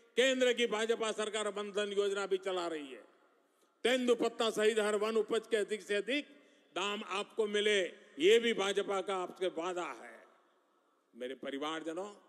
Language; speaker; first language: Hindi; non-native, local second language; Gujarati